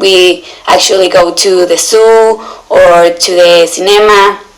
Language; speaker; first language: English; non-native, learner; Spanish